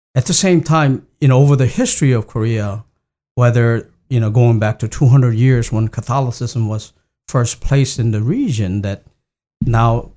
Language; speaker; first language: English; non-native, fluent; Korean